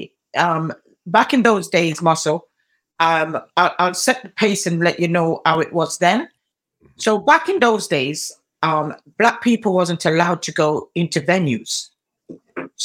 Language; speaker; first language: English; native; English